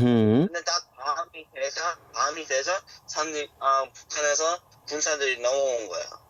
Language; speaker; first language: Korean; early bilingual, heritage; Korean